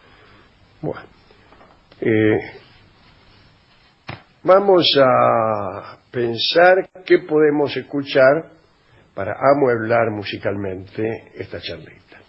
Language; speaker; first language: Spanish; native; Spanish